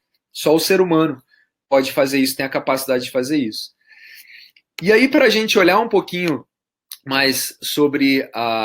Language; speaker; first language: Portuguese; native; Portuguese